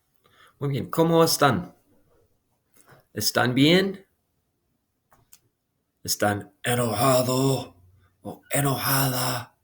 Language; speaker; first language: Spanish; non-native, fluent; English